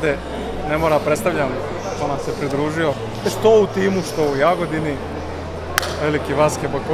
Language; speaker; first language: Serbian; native; Serbian